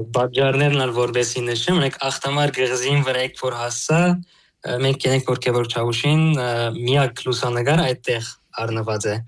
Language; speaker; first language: Armenian; early bilingual, heritage; Armenian